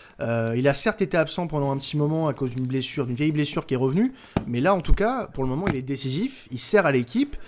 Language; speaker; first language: French; native; French